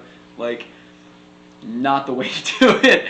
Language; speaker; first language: English; native; English